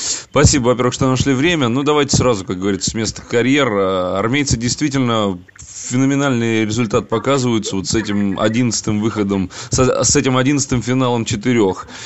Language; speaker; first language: Russian; native; Russian